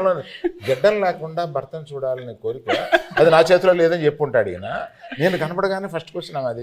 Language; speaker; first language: Telugu; native; Telugu